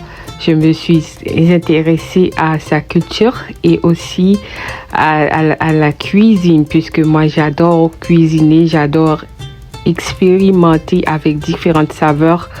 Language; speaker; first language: French; non-native, local second language; Haitian Creole